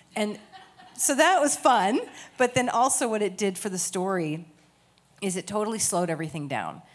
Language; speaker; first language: English; native; English